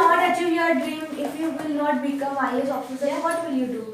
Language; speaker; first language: English; non-native, learner; Hindi